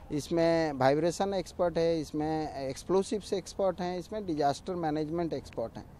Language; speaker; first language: Hindi; non-native, local second language; Odia